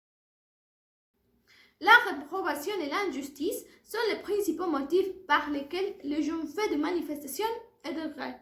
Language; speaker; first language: French; non-native, learner; Spanish